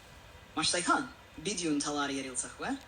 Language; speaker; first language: Mongolian; non-native, learner; English